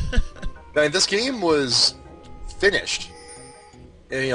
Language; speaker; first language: English; native; English